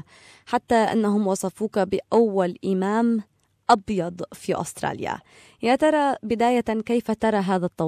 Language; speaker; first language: Arabic; native; Arabic